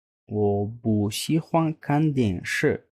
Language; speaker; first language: Chinese; non-native, fluent; Uzbek